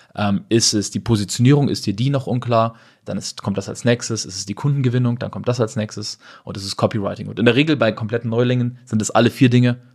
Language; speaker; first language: German; native; German